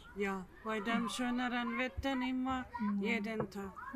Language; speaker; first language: German; non-native, learner; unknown